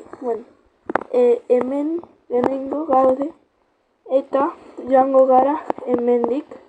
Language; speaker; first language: Basque; non-native, local second language; Spanish